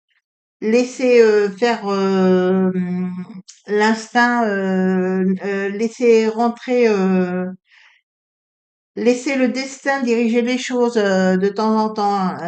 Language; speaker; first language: French; native; French